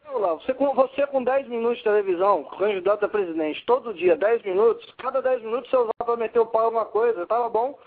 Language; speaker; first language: Portuguese; native; Portuguese